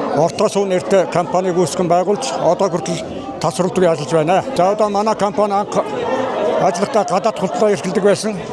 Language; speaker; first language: Mongolian; native; Mongolian